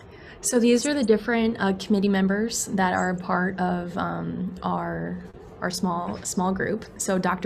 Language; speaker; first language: English; native; English